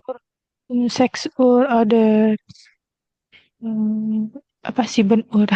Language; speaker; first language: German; non-native, learner; Indonesian